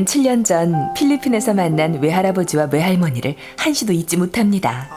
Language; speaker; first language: Korean; native; Korean